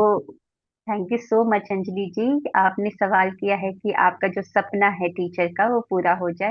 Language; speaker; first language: Hindi; native; Hindi